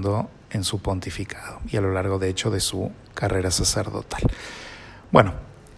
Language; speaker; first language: Spanish; native; Spanish